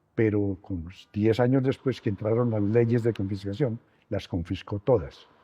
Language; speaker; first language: Spanish; native; Spanish